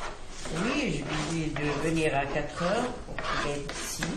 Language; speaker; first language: French; non-native, local second language; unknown